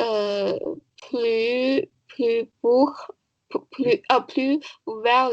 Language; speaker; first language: French; non-native, learner; Chinese